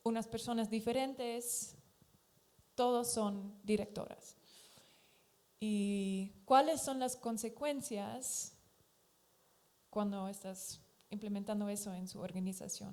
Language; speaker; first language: Spanish; non-native, fluent; Dutch